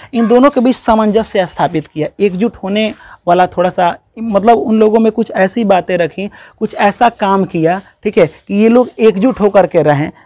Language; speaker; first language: Hindi; native; Hindi